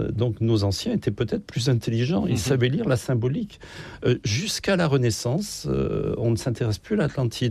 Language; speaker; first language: French; native; French